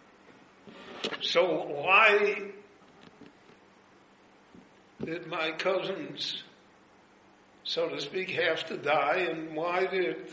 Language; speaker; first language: English; native; English